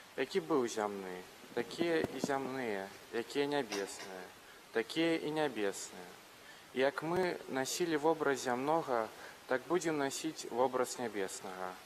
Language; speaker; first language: Belarusian; native; Belarusian